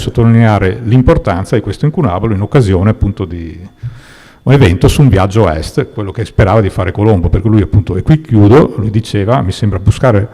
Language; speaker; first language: Italian; native; Italian